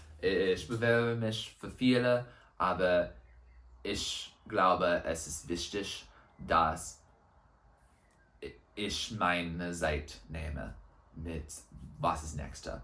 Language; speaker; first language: German; non-native, learner; English